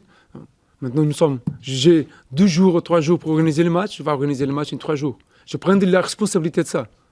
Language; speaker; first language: French; non-native, fluent; Portuguese